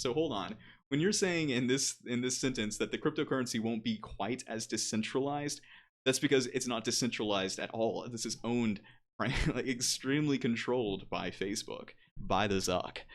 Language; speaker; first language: English; native; English